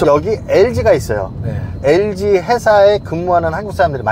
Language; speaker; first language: Korean; native; Korean